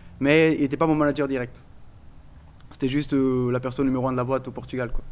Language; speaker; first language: French; non-native, fluent; Portuguese